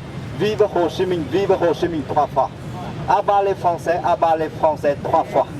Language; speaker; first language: French; non-native, fluent; Vietnamese